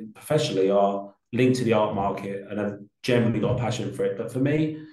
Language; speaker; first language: English; native; English